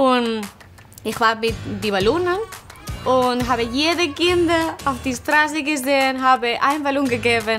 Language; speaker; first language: German; non-native, learner; Spanish